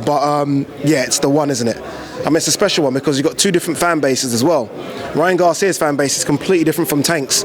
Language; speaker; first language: English; native; English